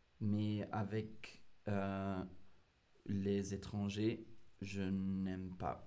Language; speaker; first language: French; non-native, learner; English